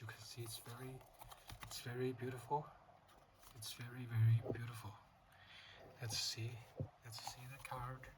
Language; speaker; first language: English; non-native, learner; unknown